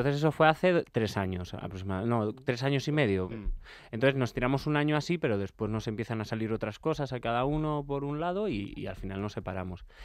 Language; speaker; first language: Spanish; native; Spanish